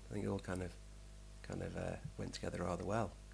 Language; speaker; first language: English; native; English